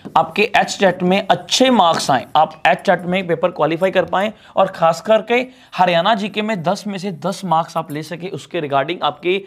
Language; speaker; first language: Hindi; non-native, local second language; Punjabi